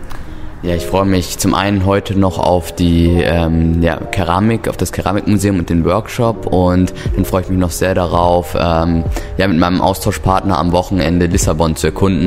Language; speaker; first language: German; native; German